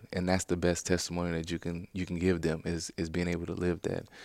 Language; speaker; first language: English; native; English